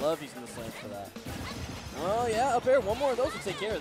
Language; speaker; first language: English; native; English